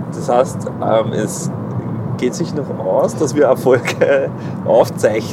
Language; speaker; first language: German; native; German